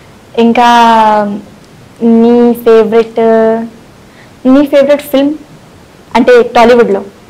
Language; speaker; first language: Telugu; non-native, local second language; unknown